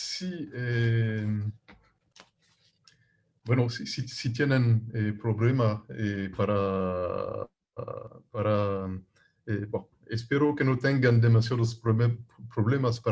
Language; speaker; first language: Spanish; non-native, fluent; French